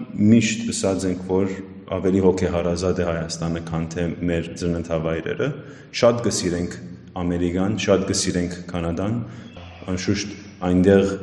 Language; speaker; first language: Armenian; early bilingual, heritage; Armenian